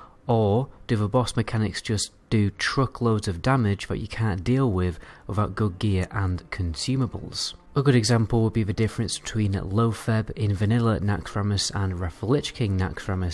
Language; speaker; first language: English; native; English